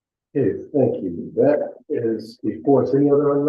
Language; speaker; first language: English; native; English